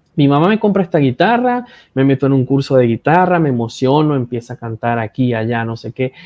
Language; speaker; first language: Spanish; native; Spanish